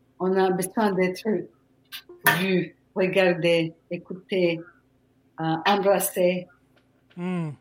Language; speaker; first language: French; non-native, fluent; Spanish